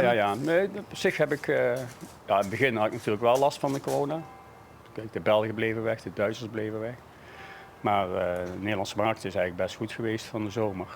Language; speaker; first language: Dutch; native; Dutch